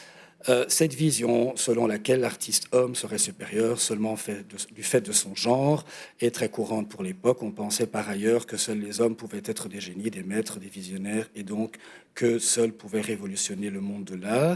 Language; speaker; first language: French; native; French